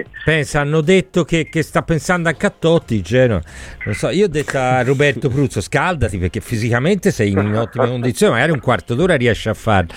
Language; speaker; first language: Italian; native; Italian